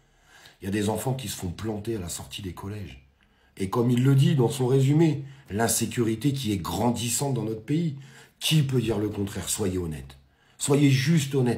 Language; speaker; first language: French; native; French